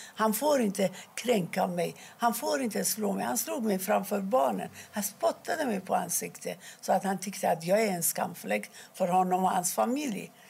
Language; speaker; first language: Swedish; non-native, fluent; Persian